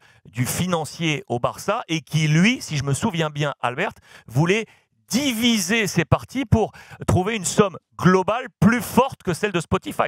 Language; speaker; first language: French; native; French